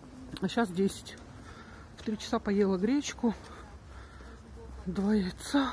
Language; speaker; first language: Russian; native; Russian